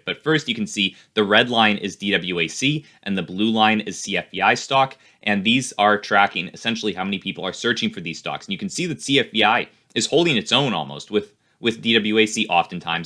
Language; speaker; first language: English; native; English